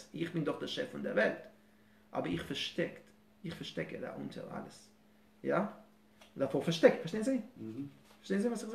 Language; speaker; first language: German; non-native, fluent; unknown